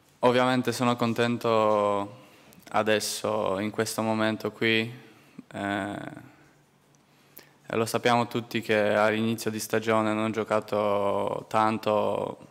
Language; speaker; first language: Italian; non-native, learner; Polish